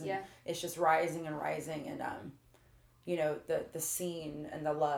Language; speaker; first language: English; native; English